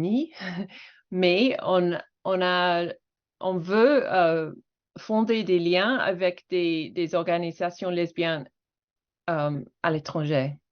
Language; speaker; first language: French; non-native, fluent; English